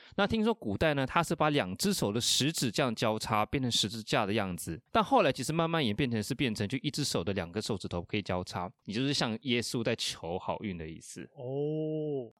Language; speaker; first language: Chinese; non-native, fluent; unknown